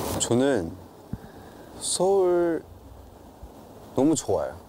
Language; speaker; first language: Korean; non-native, fluent; Cantonese